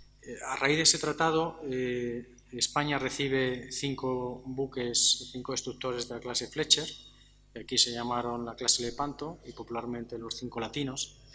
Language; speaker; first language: Spanish; native; Spanish